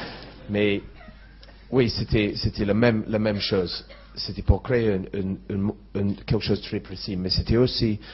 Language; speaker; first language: French; non-native, fluent; English